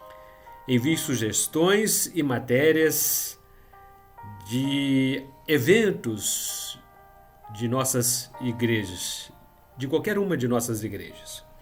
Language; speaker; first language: Portuguese; native; Portuguese